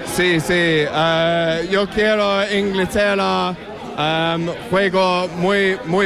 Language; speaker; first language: Spanish; non-native, learner; English